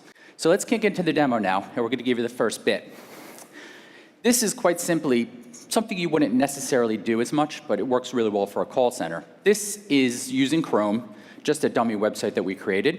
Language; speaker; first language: English; native; English